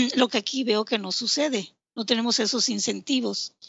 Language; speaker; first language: Spanish; native; Spanish